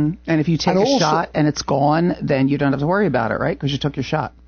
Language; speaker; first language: English; native; English